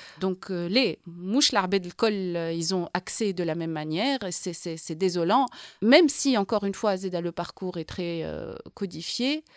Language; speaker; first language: French; non-native, local second language; Arabic